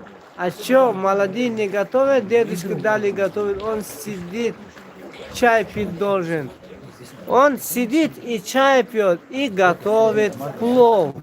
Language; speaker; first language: Russian; non-native, local second language; Tajik